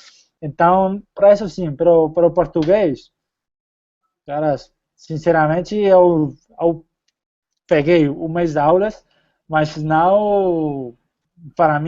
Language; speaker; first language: Portuguese; non-native, fluent; Spanish